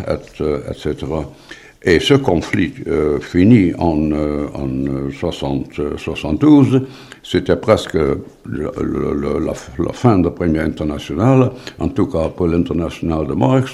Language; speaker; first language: French; non-native, fluent; Dutch